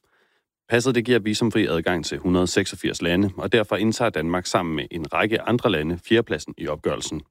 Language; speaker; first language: Danish; native; Danish